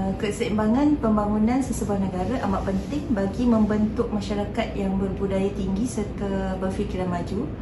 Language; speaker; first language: Malay; native; Malay